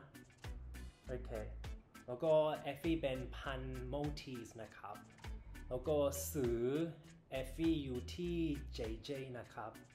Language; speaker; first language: Thai; non-native, learner; English